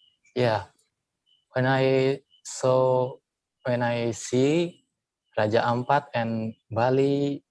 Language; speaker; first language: English; non-native, learner; Indonesian